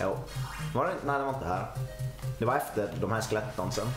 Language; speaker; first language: Swedish; native; Swedish